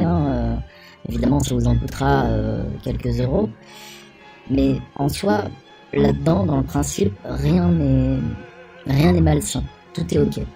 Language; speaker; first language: French; native; French